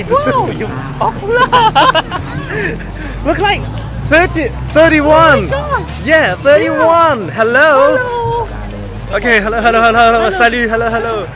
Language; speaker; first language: English; non-native, learner; French